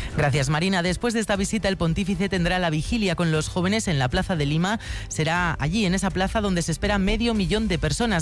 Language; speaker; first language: Spanish; native; Spanish